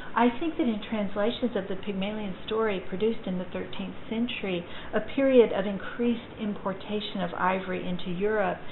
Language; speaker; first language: English; native; English